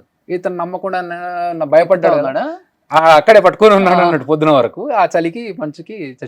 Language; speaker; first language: Telugu; native; Telugu